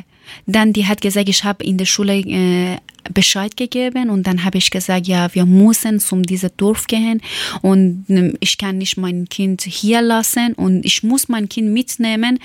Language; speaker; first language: German; non-native, fluent; Persian